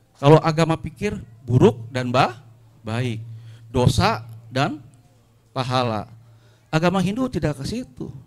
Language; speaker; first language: Indonesian; non-native, local second language; Sundanese